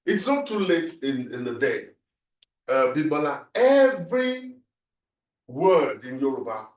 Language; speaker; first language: English; non-native, local second language; Yoruba